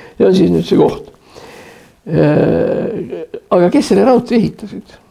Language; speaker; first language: Estonian; native; Estonian